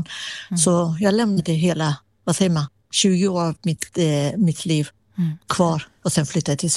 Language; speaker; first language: Swedish; non-native, fluent; Persian